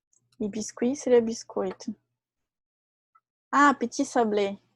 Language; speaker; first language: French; non-native, fluent; Portuguese